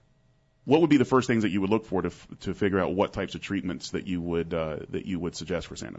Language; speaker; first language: English; native; English